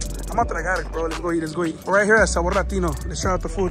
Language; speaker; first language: English; early bilingual, other home language; Spanish